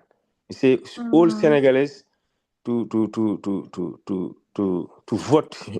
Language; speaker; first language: English; non-native, learner; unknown